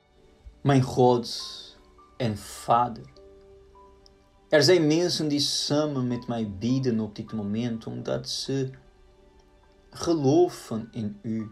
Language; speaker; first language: Dutch; non-native, fluent; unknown